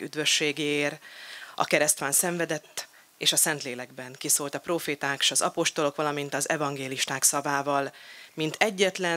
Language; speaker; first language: Hungarian; native; Hungarian